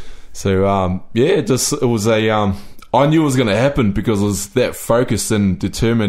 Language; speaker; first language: English; native; English